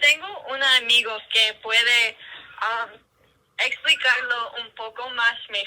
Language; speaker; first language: Spanish; non-native, learner; English